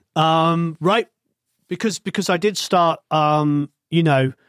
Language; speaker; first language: English; native; English